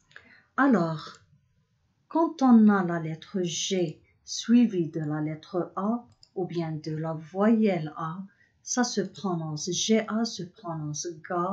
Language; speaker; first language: French; non-native, local second language; Arabic